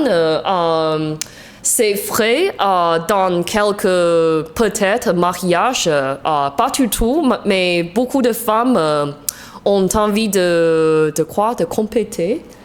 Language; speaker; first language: French; non-native, learner; Chinese